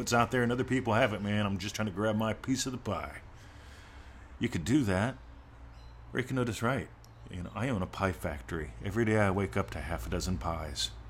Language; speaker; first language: English; native; English